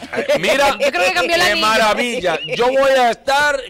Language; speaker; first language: Spanish; native; Spanish